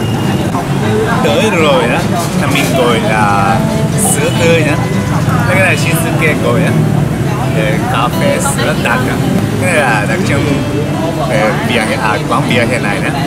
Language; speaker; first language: Vietnamese; non-native, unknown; Japanese